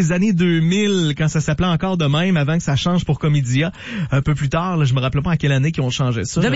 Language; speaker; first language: French; native; French